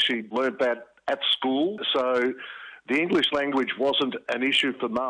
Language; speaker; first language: English; early bilingual, other home language; Greek